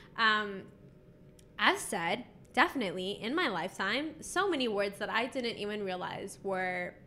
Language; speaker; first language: English; native; English